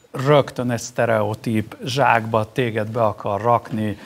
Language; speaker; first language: Hungarian; native; Hungarian